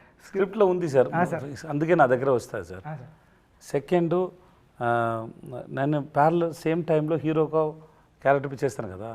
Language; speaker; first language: Telugu; non-native, learner; Tamil